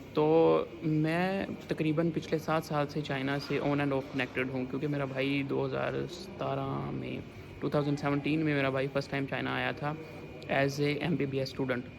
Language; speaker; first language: Urdu; non-native, local second language; Punjabi